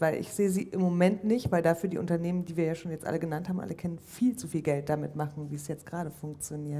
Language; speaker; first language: German; native; German